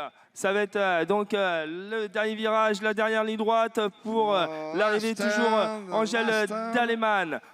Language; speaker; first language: French; native; French